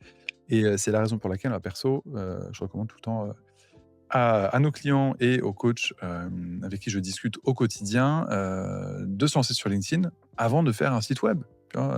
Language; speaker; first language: French; native; French